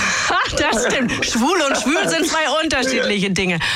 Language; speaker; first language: German; native; German